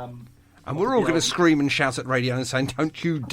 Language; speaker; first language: English; native; English